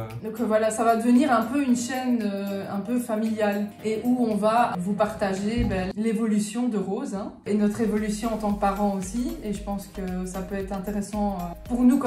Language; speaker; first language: French; native; French